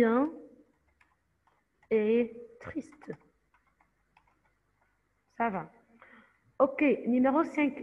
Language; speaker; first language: French; non-native, fluent; Arabic